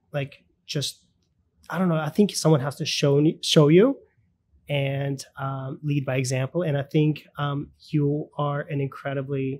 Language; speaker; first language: English; early bilingual, other home language; Russian